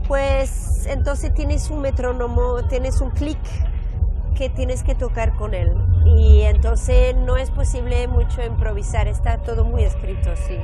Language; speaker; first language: Spanish; early bilingual, heritage; French